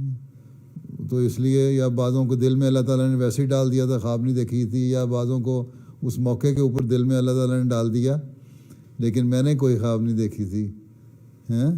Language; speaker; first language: Urdu; native; Urdu